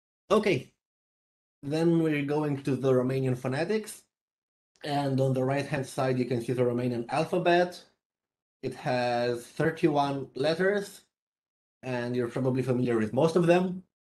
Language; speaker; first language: English; non-native, fluent; Romanian